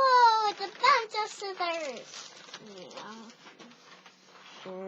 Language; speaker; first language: English; native; English